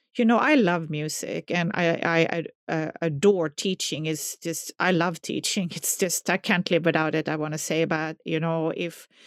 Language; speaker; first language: English; non-native, fluent; Swedish